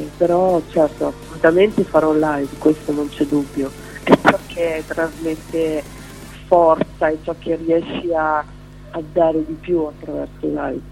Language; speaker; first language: Italian; early bilingual, other home language; Russian